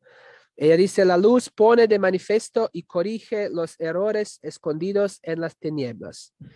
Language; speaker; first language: Spanish; non-native, fluent; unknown